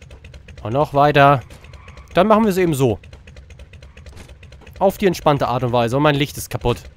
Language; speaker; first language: German; native; German